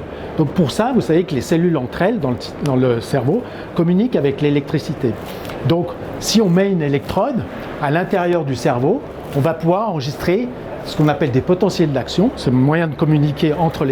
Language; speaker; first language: French; native; French